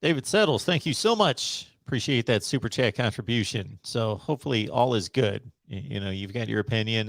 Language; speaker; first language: English; native; English